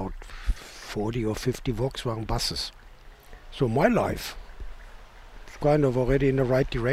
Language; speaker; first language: English; non-native, fluent; German